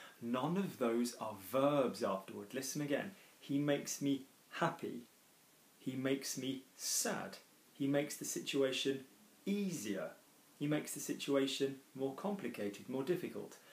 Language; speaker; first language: English; native; English